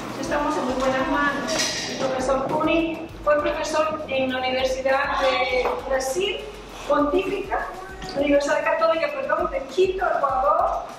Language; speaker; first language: Spanish; early bilingual, heritage; Spanish